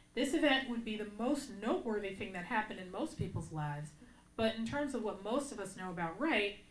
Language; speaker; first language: English; native; English